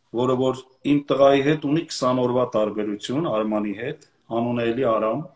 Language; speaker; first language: Armenian; native; Armenian